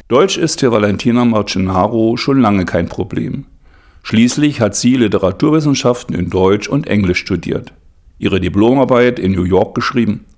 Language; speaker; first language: German; native; German